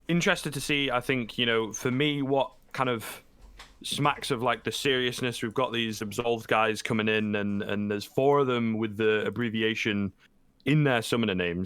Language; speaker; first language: English; native; English